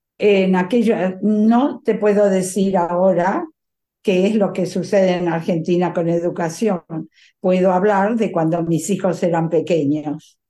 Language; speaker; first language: Spanish; native; Spanish